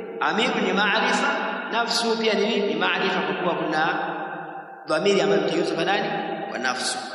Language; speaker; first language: Swahili; native; Swahili